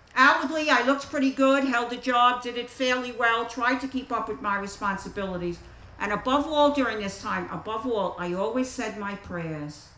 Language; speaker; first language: English; native; English